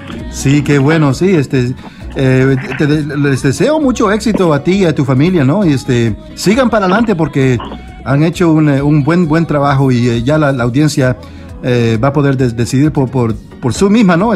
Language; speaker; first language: Spanish; native; Spanish